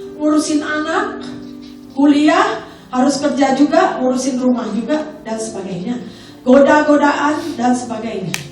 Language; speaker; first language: Indonesian; native; Indonesian